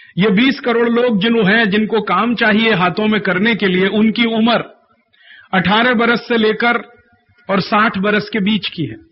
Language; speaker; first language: Hindi; native; Hindi